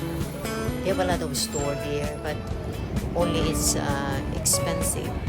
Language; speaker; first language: English; non-native, local second language; Cebuano